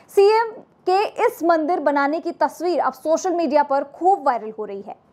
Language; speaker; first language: Hindi; native; Hindi